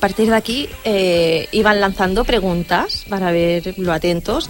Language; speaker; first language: Spanish; native; Spanish